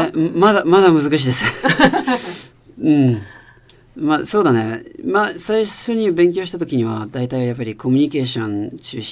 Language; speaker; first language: Japanese; non-native, fluent; French